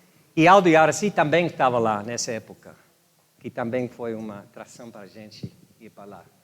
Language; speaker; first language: Portuguese; non-native, fluent; English